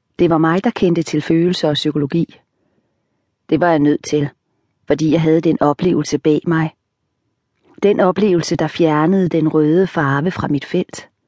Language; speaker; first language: Danish; native; Danish